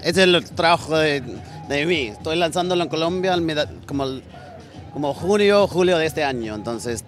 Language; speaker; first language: Spanish; early bilingual, heritage; English